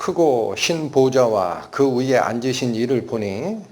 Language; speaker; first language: Korean; native; Korean